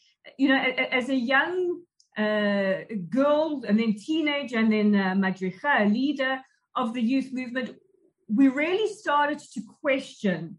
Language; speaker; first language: English; native; English